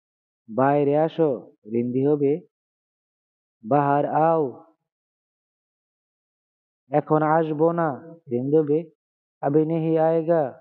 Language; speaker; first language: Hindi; non-native, learner; Bangla